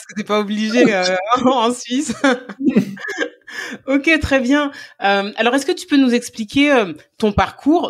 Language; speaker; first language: French; native; French